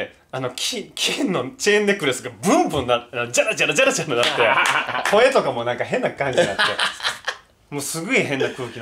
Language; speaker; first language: Japanese; native; Japanese